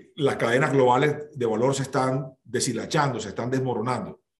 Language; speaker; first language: Spanish; native; Spanish